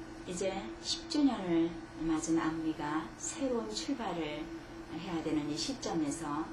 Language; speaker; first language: Korean; native; Korean